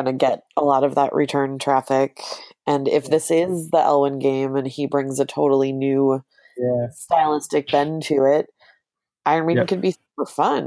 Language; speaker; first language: English; native; English